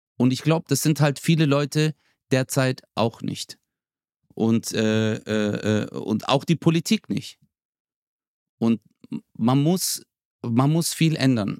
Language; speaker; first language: German; early bilingual, other home language; Turkish